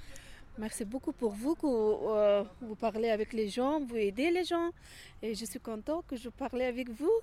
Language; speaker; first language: French; non-native, learner; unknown